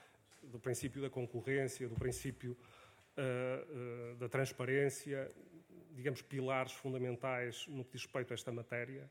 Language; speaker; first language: Portuguese; native; Portuguese